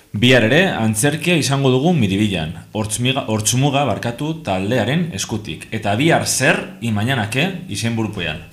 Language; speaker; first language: Basque; native; Basque